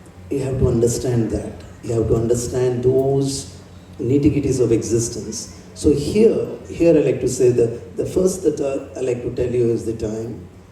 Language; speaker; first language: English; non-native, local second language; Telugu